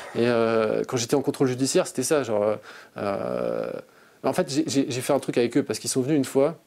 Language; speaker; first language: French; native; French